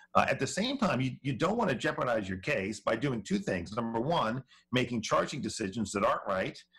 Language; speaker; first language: English; native; English